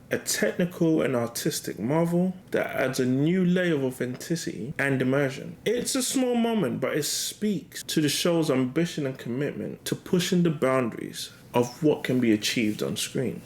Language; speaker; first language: English; native; English